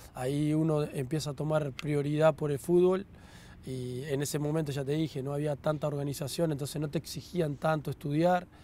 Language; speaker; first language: Spanish; native; Spanish